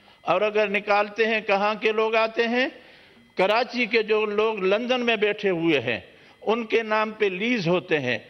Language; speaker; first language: Urdu; non-native, local second language; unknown